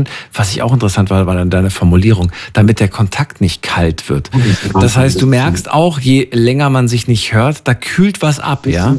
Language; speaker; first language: German; native; German